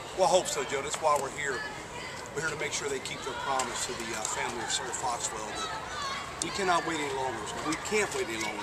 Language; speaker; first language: English; native; English